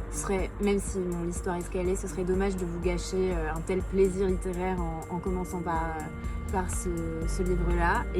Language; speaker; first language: French; native; French